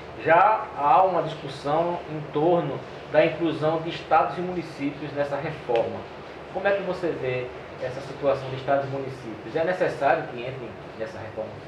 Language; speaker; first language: Portuguese; native; Portuguese